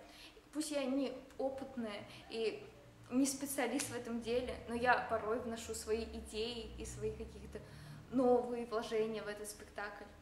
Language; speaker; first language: Russian; early bilingual, heritage; Russian